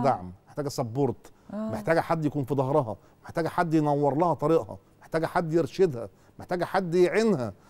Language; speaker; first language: Arabic; native; Arabic